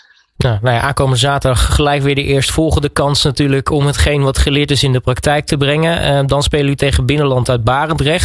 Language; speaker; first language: Dutch; native; Dutch